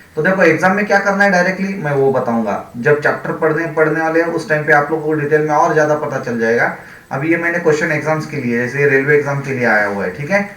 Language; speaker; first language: Hindi; non-native, local second language; Marathi